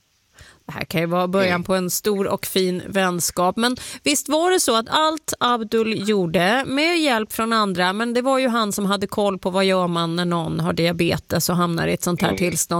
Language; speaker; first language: Swedish; native; Swedish